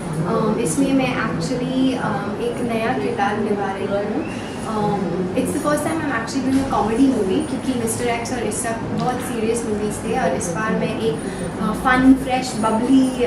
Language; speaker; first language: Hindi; non-native, local second language; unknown